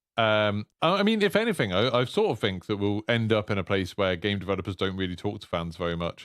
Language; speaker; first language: English; native; English